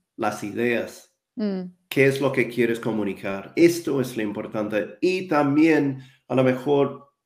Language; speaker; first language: Spanish; non-native, fluent; English